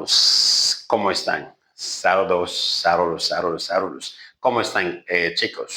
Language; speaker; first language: Spanish; non-native, learner; Haitian Creole